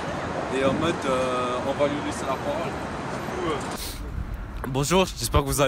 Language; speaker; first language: French; native; French